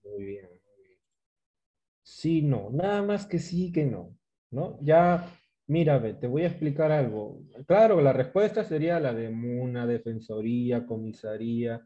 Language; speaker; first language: Spanish; native; Spanish